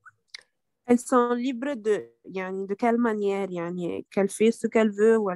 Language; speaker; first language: French; non-native, learner; Arabic